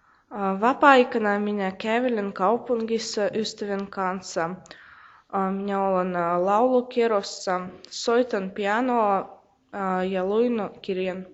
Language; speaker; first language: Finnish; non-native, learner; Russian